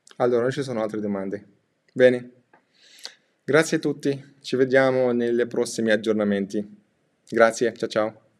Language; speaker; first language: Italian; non-native, fluent; Arabic